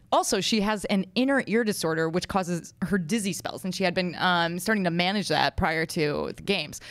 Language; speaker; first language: English; native; English